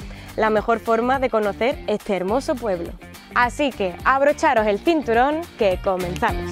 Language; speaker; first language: Spanish; native; Spanish